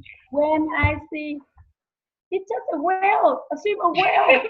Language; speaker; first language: English; non-native, learner; Vietnamese